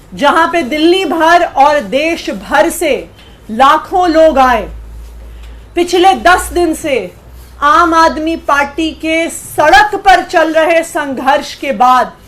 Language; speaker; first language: Hindi; native; Hindi